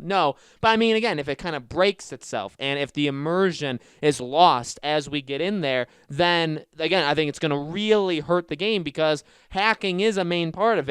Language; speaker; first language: English; native; English